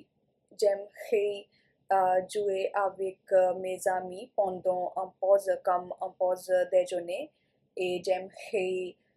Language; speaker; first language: French; non-native, learner; Punjabi